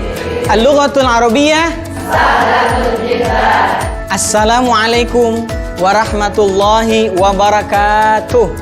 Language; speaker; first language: Arabic; non-native, fluent; Indonesian